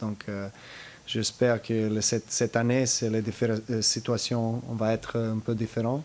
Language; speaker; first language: French; non-native, learner; Serbian